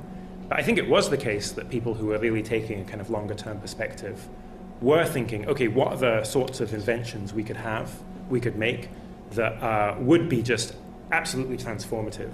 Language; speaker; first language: English; native; English